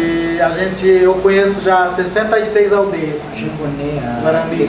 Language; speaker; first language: Portuguese; non-native, local second language; Guarani